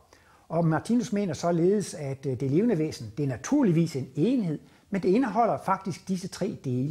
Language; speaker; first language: Danish; native; Danish